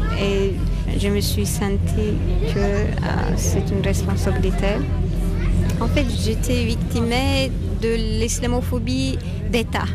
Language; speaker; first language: French; non-native, fluent; Turkish